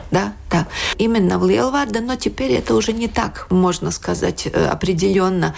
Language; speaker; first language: Russian; non-native, local second language; Latvian